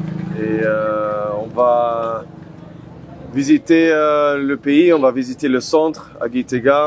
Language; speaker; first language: French; non-native, fluent; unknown